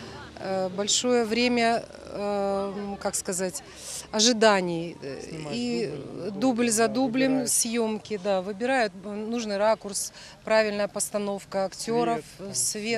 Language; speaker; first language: Russian; native; Russian